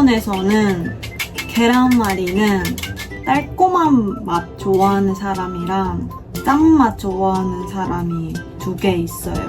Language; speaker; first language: Korean; non-native, fluent; Japanese